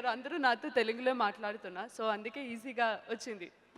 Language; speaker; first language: Telugu; non-native, learner; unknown